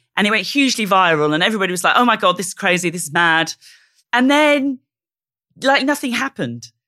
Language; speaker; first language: English; native; English